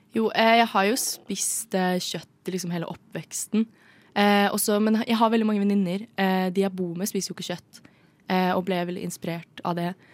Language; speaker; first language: Norwegian; native; Norwegian